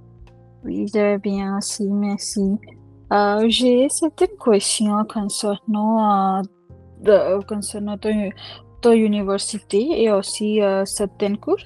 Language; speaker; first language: French; non-native, learner; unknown